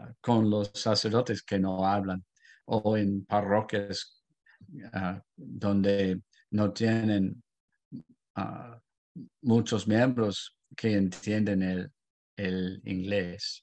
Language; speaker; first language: Spanish; non-native, fluent; English